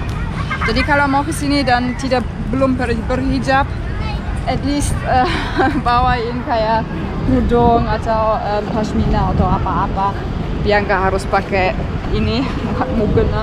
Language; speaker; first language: Indonesian; non-native, fluent; German